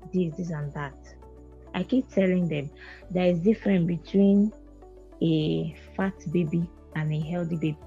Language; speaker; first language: English; non-native, local second language; Igbo